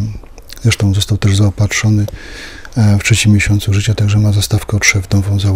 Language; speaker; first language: Polish; native; Polish